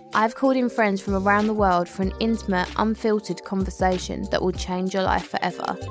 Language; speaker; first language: English; native; English